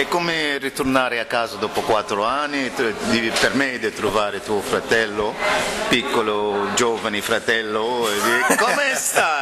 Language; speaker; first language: Italian; non-native, learner; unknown